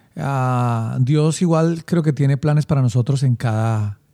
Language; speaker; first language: Spanish; native; Spanish